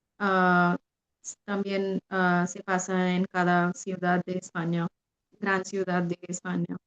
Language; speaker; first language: Spanish; non-native, fluent; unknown